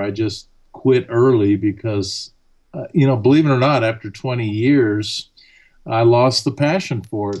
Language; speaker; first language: English; early bilingual, other home language; German